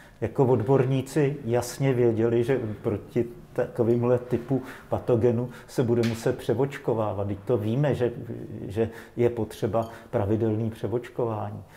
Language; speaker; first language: Czech; native; Czech